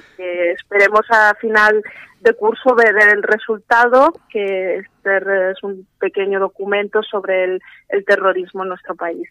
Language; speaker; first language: Spanish; early bilingual, other home language; Arabic